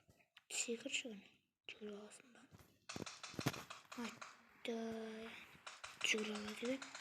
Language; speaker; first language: Turkish; non-native, learner; Kazakh